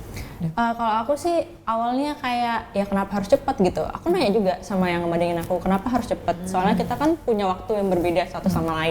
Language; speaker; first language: Indonesian; native; Indonesian